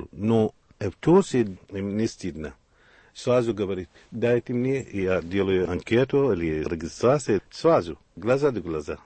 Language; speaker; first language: Russian; non-native, learner; Arabic